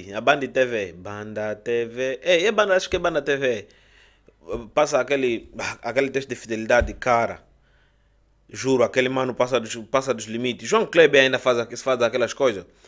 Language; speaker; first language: Portuguese; native; Portuguese